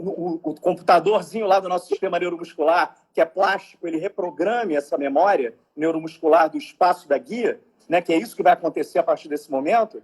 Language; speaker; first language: Portuguese; native; Portuguese